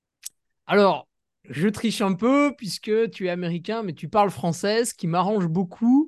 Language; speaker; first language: French; native; French